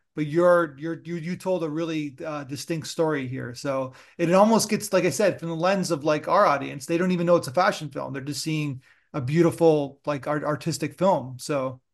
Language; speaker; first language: English; early bilingual, other home language; Italian